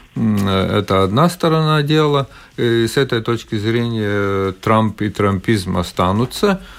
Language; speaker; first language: Russian; non-native, local second language; Latvian